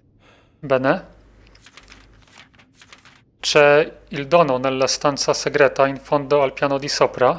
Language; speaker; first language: Italian; non-native, fluent; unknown